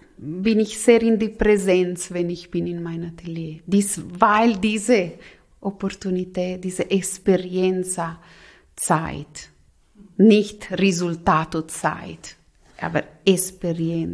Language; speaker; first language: German; non-native, local second language; Italian